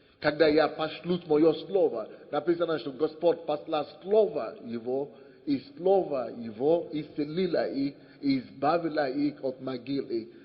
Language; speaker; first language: Russian; non-native, fluent; Yoruba